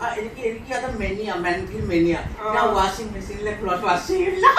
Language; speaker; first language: Malayalam; non-native, learner; Assamese